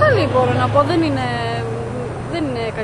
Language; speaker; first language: Greek; early bilingual, other home language; Albanian